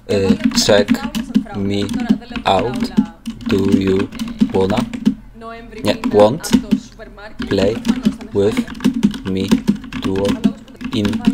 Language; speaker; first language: English; non-native, learner; Polish